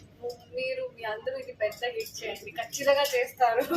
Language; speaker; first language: Telugu; non-native, local second language; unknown